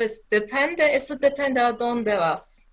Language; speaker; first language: Spanish; non-native, learner; Turkish